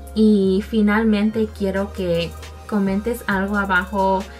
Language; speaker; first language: Spanish; early bilingual, heritage; Spanish